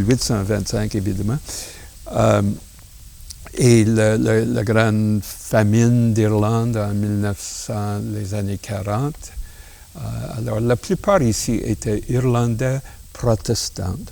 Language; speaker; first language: French; non-native, local second language; English